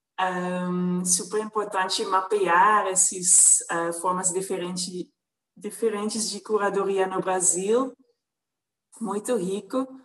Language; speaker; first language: Portuguese; non-native, fluent; Dutch